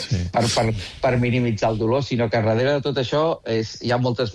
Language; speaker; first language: Catalan; native; Catalan